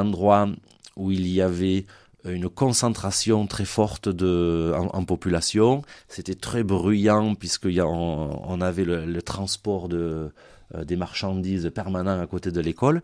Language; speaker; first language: French; native; French